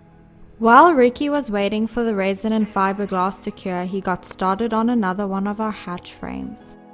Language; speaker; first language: English; native; English